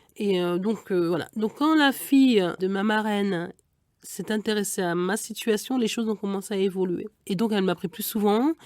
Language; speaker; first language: French; early bilingual, other home language; Igbo